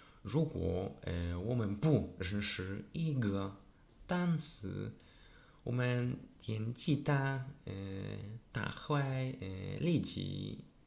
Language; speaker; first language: Chinese; non-native, learner; Polish